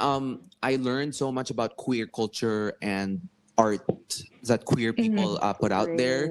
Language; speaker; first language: English; non-native, local second language; Filipino